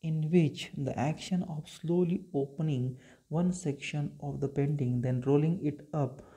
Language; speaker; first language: English; non-native, local second language; Marathi